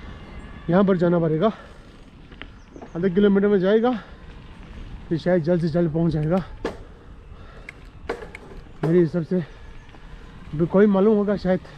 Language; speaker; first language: Hindi; non-native, learner; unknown